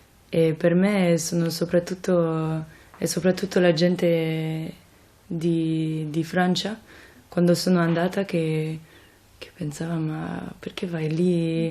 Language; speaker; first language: Italian; non-native, fluent; French